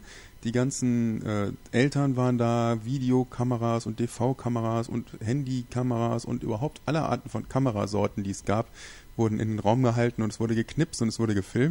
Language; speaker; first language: German; native; German